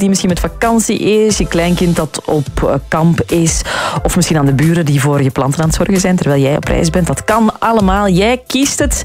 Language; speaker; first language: Dutch; native; Dutch